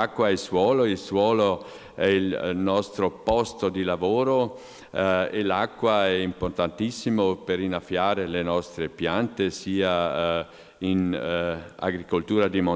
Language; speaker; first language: Italian; non-native, local second language; German